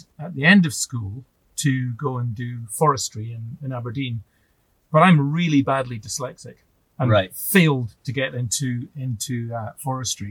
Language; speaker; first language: English; native; English